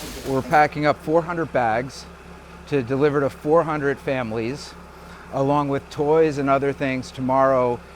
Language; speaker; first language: English; native; English